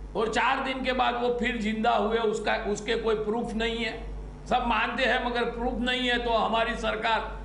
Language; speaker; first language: Hindi; non-native, local second language; Gujarati